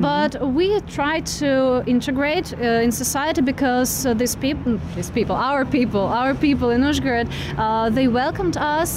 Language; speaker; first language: English; non-native, fluent; Russian